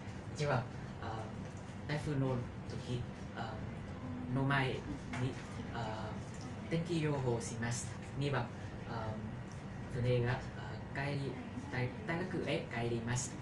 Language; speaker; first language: Japanese; non-native, learner; Vietnamese